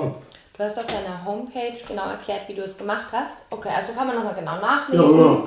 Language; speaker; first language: German; native; German